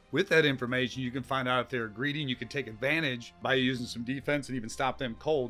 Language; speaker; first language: English; native; English